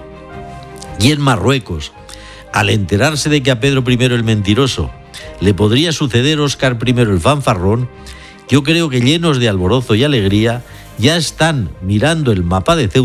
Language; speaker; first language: Spanish; native; Spanish